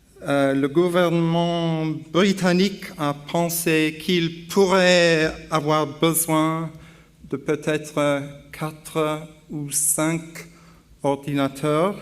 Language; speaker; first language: French; non-native, learner; English